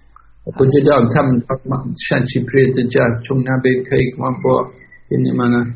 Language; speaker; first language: Chinese; non-native, fluent; English